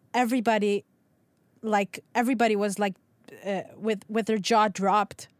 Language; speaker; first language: English; non-native, local second language; Hebrew